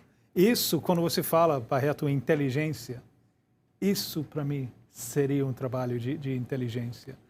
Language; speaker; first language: Portuguese; non-native, fluent; English